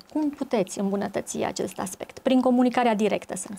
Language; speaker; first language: Romanian; native; Romanian